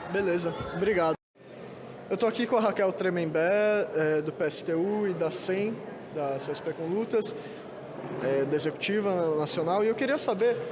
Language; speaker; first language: Portuguese; native; Portuguese